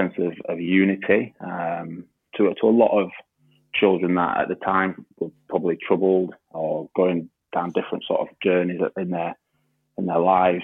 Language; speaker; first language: English; native; English